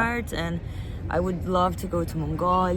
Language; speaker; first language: English; non-native, fluent; Portuguese